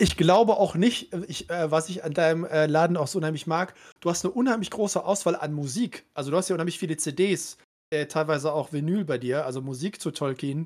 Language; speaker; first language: German; native; German